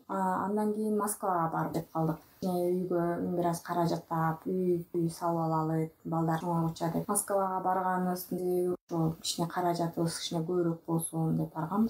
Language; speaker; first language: Kyrgyz; native; Kyrgyz